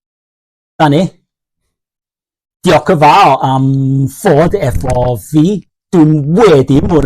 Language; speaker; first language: Welsh; non-native, learner; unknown